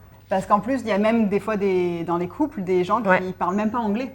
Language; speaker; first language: French; native; French